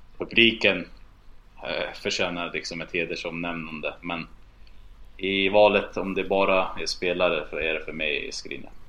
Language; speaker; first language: Swedish; early bilingual, other home language; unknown